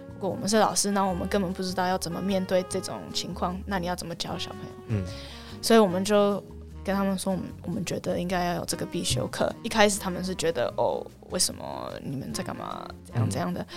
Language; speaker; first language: Chinese; non-native, fluent; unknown